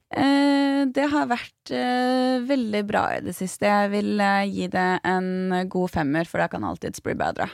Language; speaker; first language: Norwegian; native; Norwegian